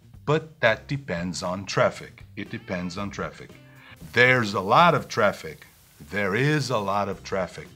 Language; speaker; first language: English; non-native, fluent; Portuguese